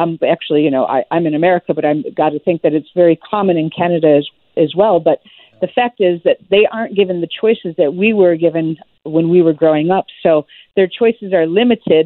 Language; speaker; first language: English; native; English